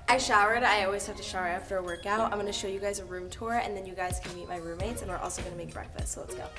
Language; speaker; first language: English; native; English